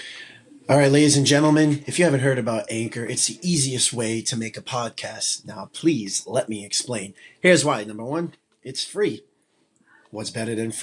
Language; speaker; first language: English; native; English